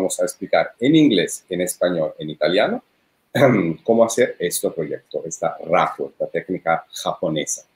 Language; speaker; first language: Spanish; non-native, fluent; Italian